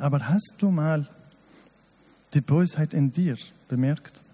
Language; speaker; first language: German; non-native, fluent; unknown